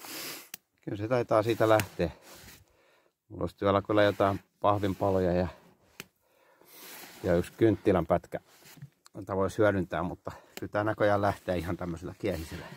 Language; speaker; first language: Finnish; native; Finnish